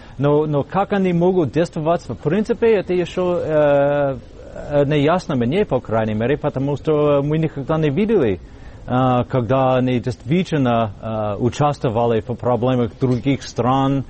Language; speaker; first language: Russian; non-native, learner; English